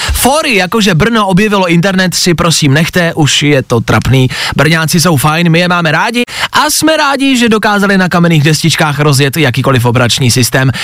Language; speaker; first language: Czech; native; Czech